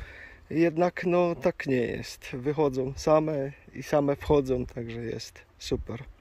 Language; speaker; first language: Polish; native; Polish